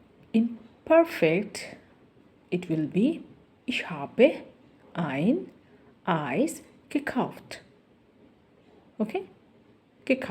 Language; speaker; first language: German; non-native, learner; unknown